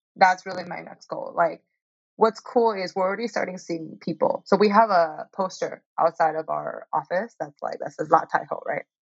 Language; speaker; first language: English; early bilingual, heritage; Chinese